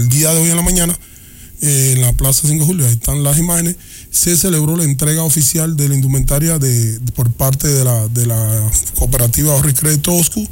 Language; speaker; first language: Spanish; native; Spanish